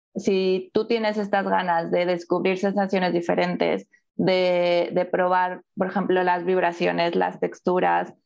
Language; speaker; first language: Spanish; native; Spanish